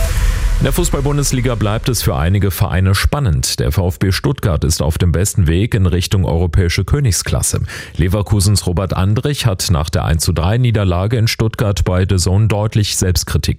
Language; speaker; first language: German; native; German